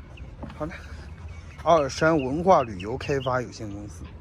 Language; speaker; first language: Chinese; native; Chinese